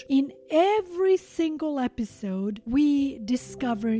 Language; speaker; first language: English; non-native, fluent; Albanian